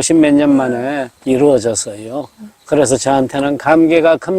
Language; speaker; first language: Korean; native; Korean